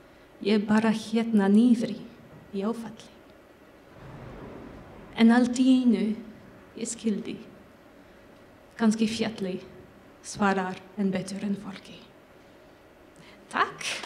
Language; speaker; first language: Icelandic; non-native, learner; French